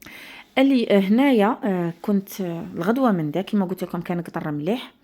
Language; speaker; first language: Arabic; native; Arabic